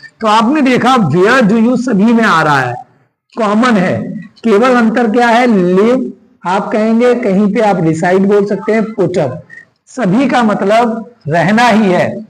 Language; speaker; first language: Hindi; native; Hindi